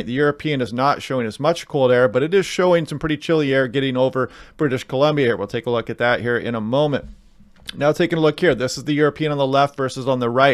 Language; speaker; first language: English; native; English